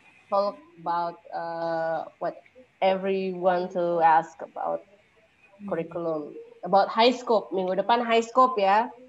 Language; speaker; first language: English; non-native, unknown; Indonesian